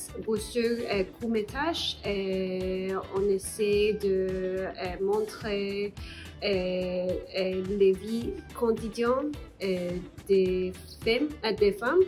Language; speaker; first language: French; non-native, learner; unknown